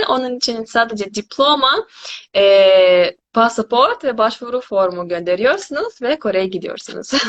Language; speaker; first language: Turkish; non-native, fluent; Korean